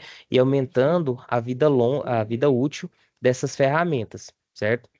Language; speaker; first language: Portuguese; native; Portuguese